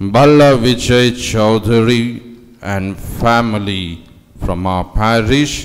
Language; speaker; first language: English; non-native, local second language; Telugu